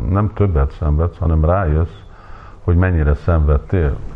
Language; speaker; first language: Hungarian; early bilingual, heritage; Hungarian